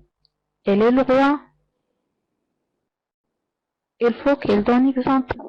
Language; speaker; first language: French; non-native, learner; Arabic